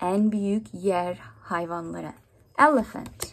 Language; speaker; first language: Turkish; non-native, learner; English